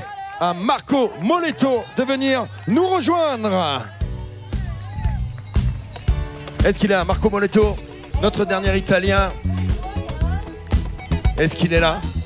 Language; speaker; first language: French; native; French